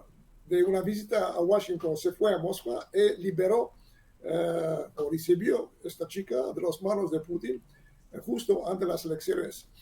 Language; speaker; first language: Spanish; non-native, learner; Hebrew